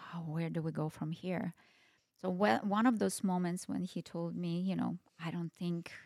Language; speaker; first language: English; non-native, fluent; Russian